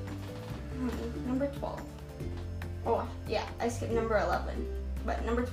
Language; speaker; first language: English; non-native, fluent; Vietnamese